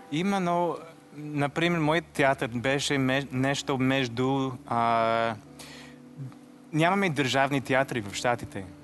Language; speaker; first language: Bulgarian; non-native, learner; English